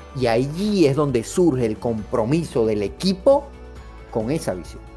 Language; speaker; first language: Spanish; native; Spanish